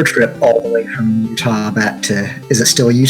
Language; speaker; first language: English; native; English